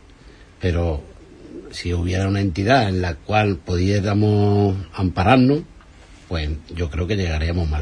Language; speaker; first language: Spanish; native; Spanish